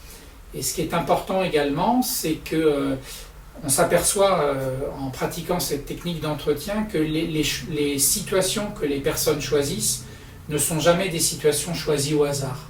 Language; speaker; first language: French; native; French